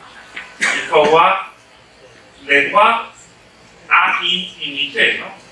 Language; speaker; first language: French; non-native, fluent; Spanish